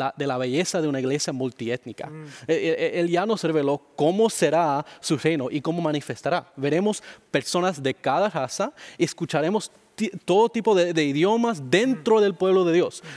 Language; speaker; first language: Spanish; early bilingual, heritage; Spanish